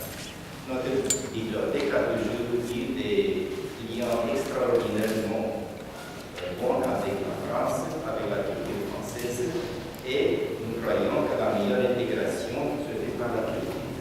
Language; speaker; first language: French; non-native, fluent; Romanian